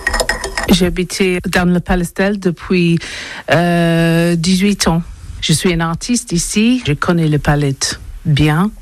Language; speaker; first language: French; non-native, learner; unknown